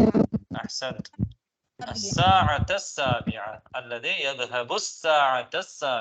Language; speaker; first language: Arabic; non-native, fluent; Tamil